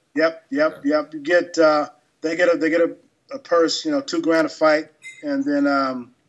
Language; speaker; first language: English; native; English